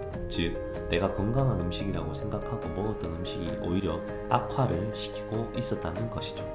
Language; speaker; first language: Korean; native; Korean